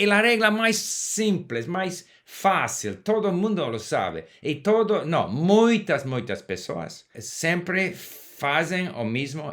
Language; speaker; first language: Portuguese; non-native, learner; English